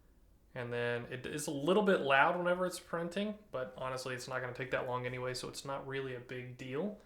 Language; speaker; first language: English; native; English